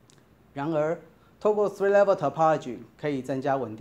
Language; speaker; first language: Chinese; native; Chinese